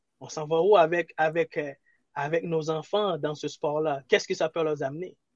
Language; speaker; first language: French; early bilingual, other home language; Haitian Creole